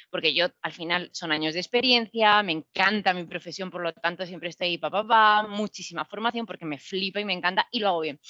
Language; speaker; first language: Spanish; native; Spanish